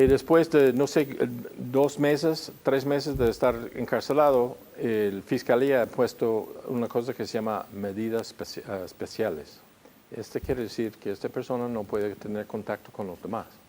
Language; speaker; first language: Spanish; non-native, fluent; English